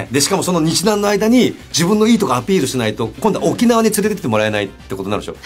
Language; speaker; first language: Japanese; native; Japanese